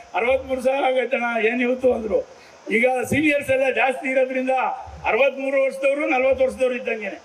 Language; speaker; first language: Kannada; native; Kannada